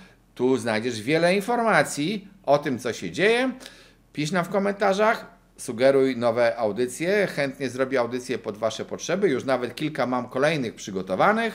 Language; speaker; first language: Polish; native; Polish